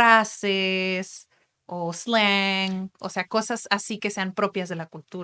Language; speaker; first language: Spanish; native; Spanish